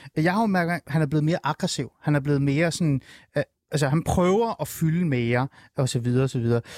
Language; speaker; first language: Danish; native; Danish